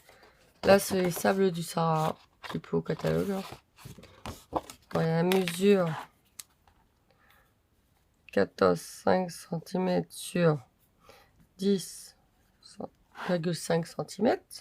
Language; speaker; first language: French; native; French